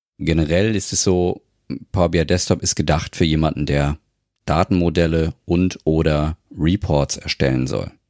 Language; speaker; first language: German; native; German